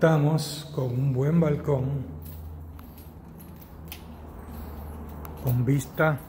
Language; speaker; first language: Spanish; native; Spanish